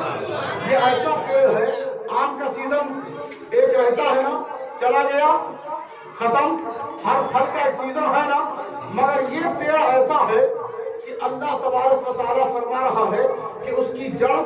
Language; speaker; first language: Urdu; native; Urdu